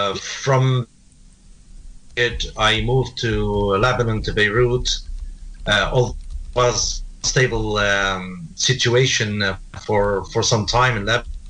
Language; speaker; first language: English; non-native, fluent; Arabic